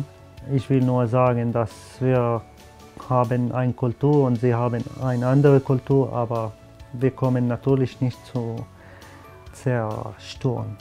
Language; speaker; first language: German; non-native, learner; Arabic